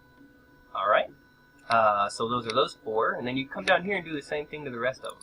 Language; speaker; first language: English; native; English